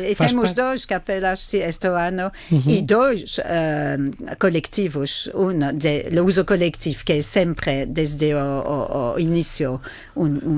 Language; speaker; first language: Portuguese; non-native, fluent; French